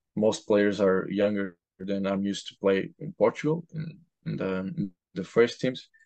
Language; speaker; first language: English; non-native, fluent; Portuguese